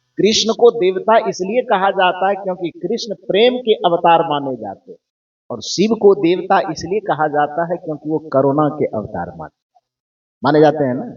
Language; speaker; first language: Hindi; native; Hindi